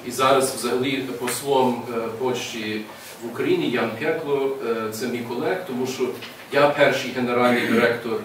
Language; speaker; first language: Ukrainian; early bilingual, heritage; English